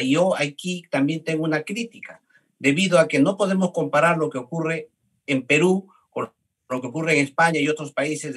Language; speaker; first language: Spanish; native; Spanish